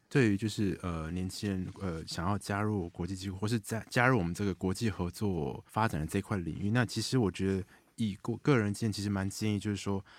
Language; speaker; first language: Chinese; native; Chinese